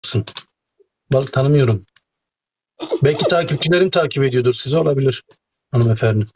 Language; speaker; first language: Turkish; native; Turkish